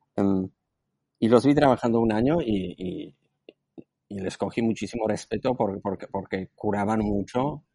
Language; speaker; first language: Spanish; non-native, fluent; Slovak